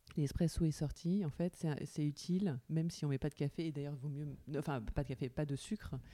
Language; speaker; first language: French; native; French